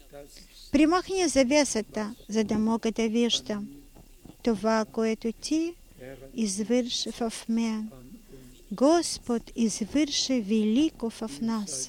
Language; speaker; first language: Bulgarian; non-native, fluent; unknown